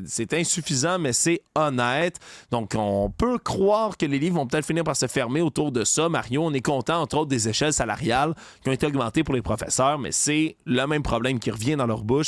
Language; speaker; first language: French; native; French